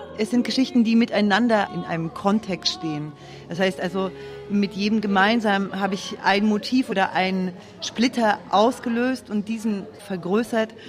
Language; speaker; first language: German; native; German